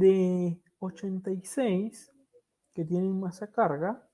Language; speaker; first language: Spanish; native; Spanish